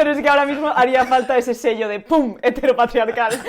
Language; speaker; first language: Spanish; native; Spanish